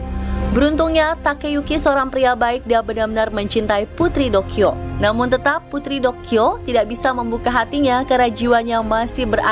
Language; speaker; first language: Indonesian; native; Indonesian